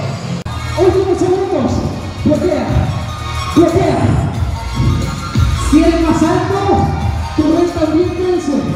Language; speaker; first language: Spanish; native; Spanish